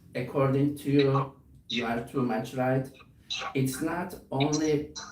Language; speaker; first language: English; non-native, learner; Turkish